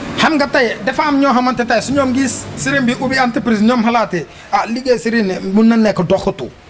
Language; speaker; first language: Wolof; non-native, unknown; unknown